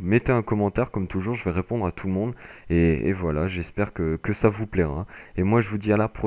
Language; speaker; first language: French; native; French